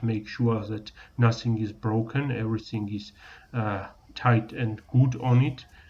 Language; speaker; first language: English; non-native, learner; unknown